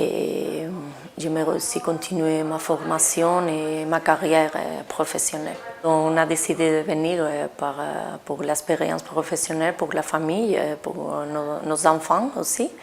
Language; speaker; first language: French; non-native, fluent; Spanish